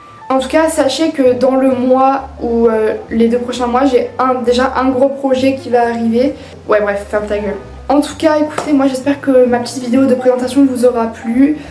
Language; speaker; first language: French; native; French